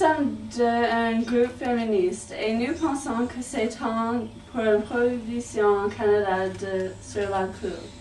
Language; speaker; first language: French; non-native, learner; English